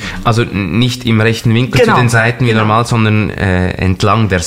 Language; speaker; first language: German; native; German